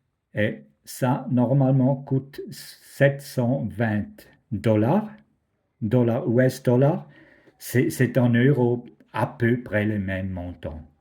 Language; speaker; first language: French; non-native, fluent; German